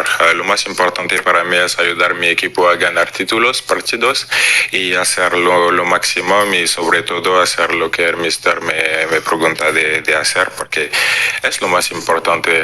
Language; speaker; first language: Spanish; non-native, fluent; French